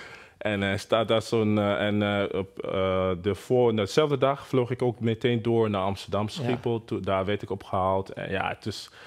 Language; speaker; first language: Dutch; non-native, fluent; Bini